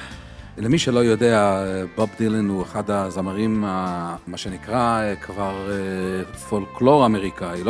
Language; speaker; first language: Hebrew; native; Hebrew